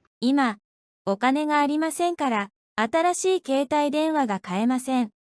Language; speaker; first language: Japanese; non-native, fluent; Korean